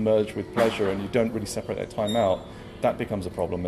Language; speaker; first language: English; native; English